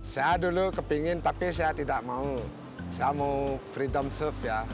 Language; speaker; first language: Indonesian; non-native, local second language; Balinese